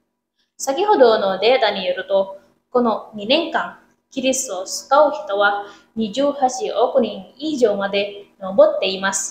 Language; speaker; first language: Japanese; non-native, learner; Indonesian